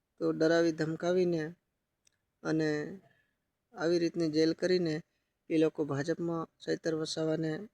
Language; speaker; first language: Gujarati; non-native, local second language; Bhili